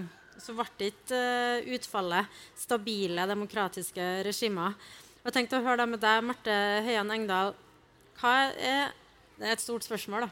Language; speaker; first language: Norwegian; native; Norwegian